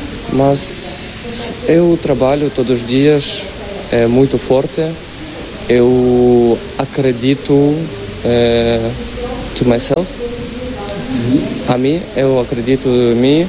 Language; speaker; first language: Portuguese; non-native, learner; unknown